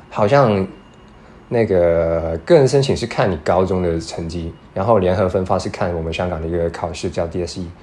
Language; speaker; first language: Chinese; non-native, fluent; Cantonese